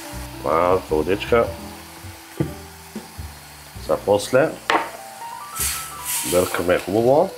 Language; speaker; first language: Bulgarian; non-native, learner; German